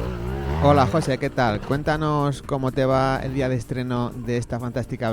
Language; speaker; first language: Spanish; native; Spanish